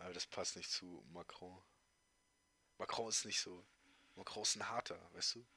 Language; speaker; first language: German; native; German